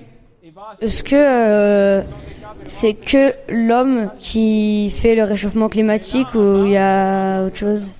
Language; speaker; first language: French; non-native, local second language; Italian